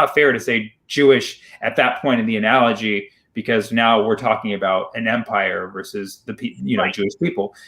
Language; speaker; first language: English; early bilingual, other home language; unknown